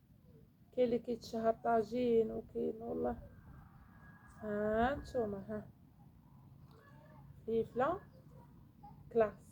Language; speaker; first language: Arabic; native; Arabic